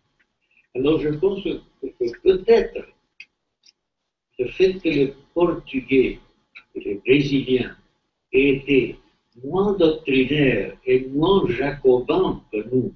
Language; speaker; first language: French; non-native, fluent; Spanish